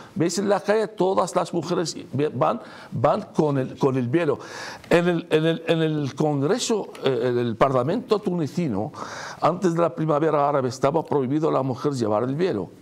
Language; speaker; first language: Spanish; non-native, fluent; Arabic